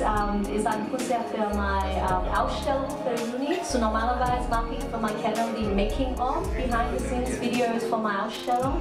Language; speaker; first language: German; non-native, learner; Cantonese